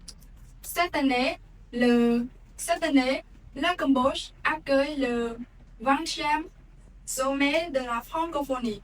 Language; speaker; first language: French; non-native, learner; Khmer